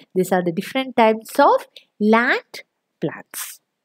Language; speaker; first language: English; non-native, local second language; Malayalam